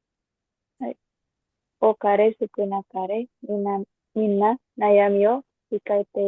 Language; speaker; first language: Japanese; non-native, learner; Indonesian